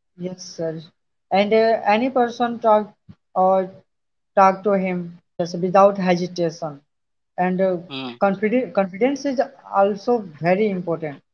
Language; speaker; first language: English; non-native, learner; Hindi